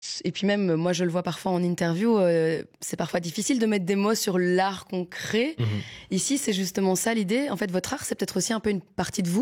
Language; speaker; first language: French; native; French